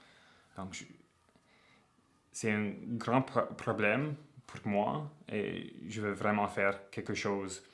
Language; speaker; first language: French; non-native, local second language; English